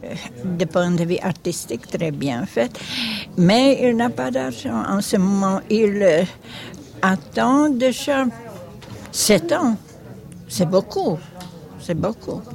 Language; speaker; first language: French; non-native, fluent; Czech